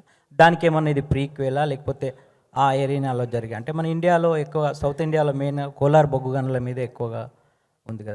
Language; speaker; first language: Telugu; native; Telugu